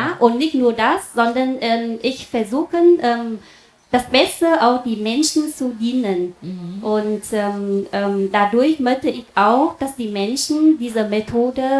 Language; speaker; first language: German; non-native, fluent; Vietnamese